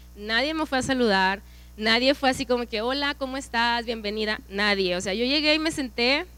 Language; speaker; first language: Spanish; native; Spanish